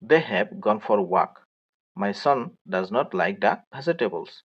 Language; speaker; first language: English; non-native, local second language; Bangla